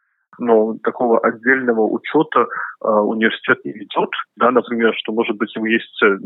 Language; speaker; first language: Russian; non-native, local second language; Latvian